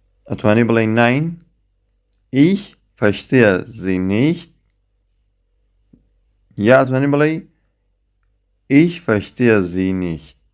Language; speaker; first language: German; non-native, fluent; Central Kurdish